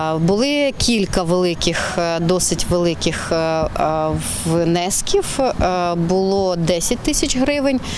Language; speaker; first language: Ukrainian; native; Ukrainian